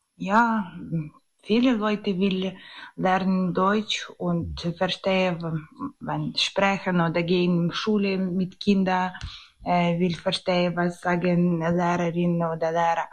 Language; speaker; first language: German; non-native, learner; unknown